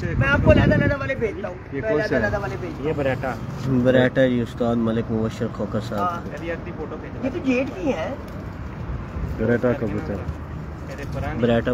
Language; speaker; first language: Hindi; non-native, local second language; Punjabi